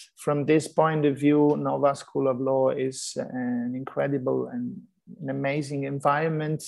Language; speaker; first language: English; non-native, fluent; Italian